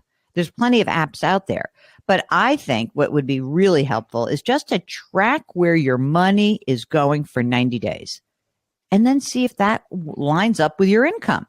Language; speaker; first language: English; native; English